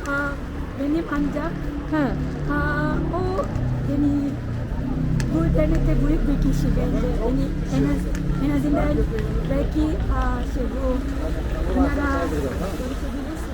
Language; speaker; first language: Turkish; non-native, learner; Malay